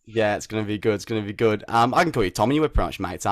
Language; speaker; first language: English; native; English